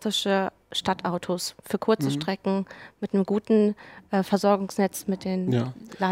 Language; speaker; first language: German; native; German